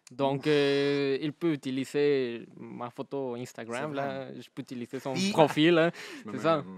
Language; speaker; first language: French; non-native, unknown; Spanish